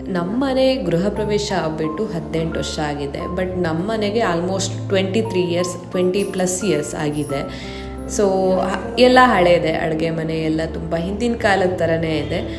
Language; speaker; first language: Kannada; native; Kannada